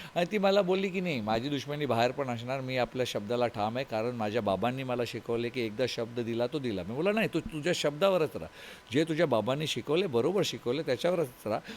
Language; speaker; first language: Marathi; non-native, local second language; Tulu